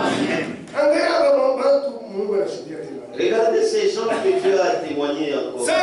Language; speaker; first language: French; non-native, local second language; Swahili